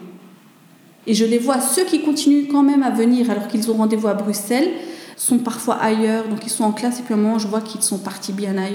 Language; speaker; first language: French; native; French